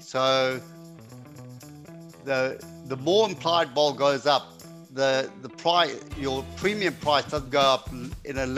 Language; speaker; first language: English; native; English